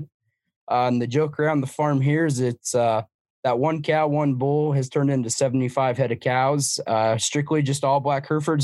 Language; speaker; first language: English; native; English